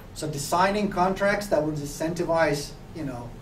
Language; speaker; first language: English; non-native, fluent; Finnish